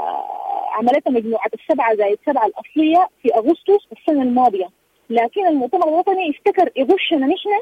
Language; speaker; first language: Arabic; native; Arabic